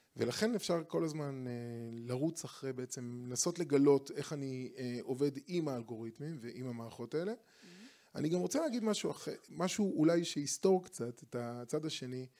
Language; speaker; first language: Hebrew; native; Hebrew